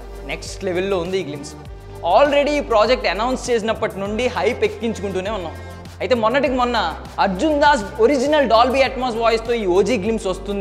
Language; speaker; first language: Telugu; native; Telugu